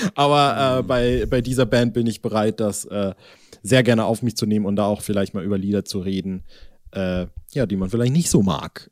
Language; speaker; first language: German; native; German